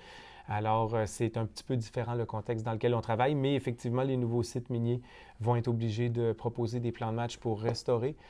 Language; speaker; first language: French; native; French